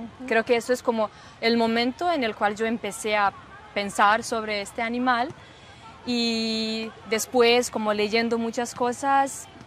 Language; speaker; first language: Spanish; non-native, fluent; Serbian